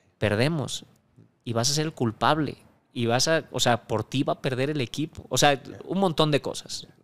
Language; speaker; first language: Spanish; native; Spanish